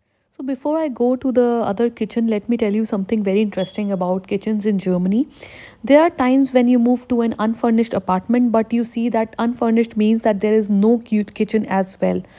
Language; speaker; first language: English; non-native, local second language; Hindi